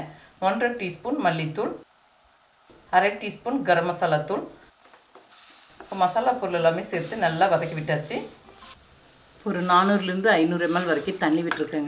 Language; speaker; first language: Tamil; native; Tamil